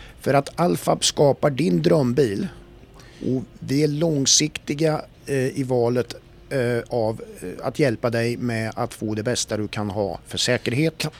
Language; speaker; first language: Swedish; native; Swedish